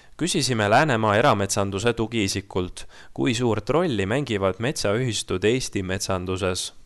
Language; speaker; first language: Estonian; native; Estonian